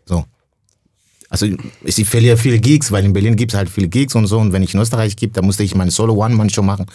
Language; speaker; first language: German; non-native, fluent; Rundi